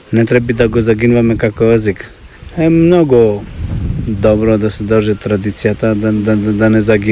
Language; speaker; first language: Bulgarian; early bilingual, heritage; Bulgarian